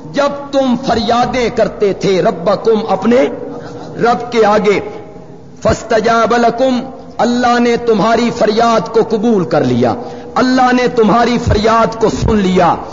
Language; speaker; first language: Urdu; non-native, local second language; Punjabi